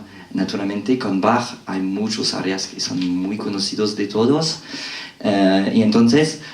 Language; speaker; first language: Spanish; non-native, fluent; French